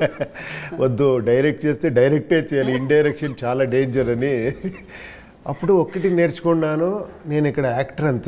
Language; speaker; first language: Telugu; non-native, local second language; Kannada